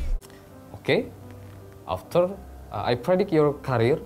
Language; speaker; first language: English; non-native, learner; Indonesian